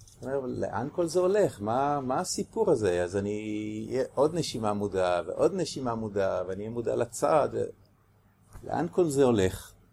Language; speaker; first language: Hebrew; native; Hebrew